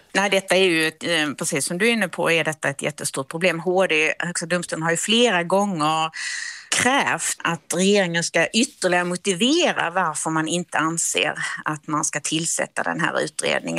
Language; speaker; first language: Swedish; native; Swedish